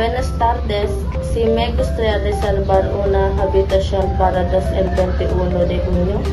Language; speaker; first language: Spanish; non-native, learner; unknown